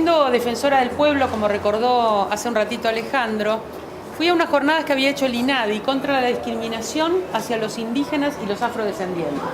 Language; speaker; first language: Spanish; native; Spanish